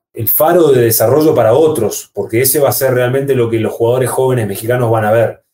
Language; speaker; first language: Spanish; native; Spanish